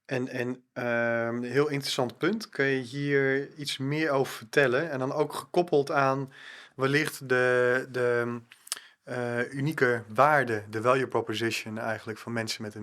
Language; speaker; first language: Dutch; native; Dutch